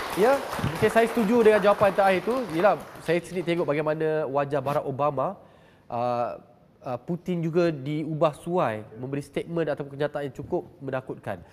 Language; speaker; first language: Malay; native; Malay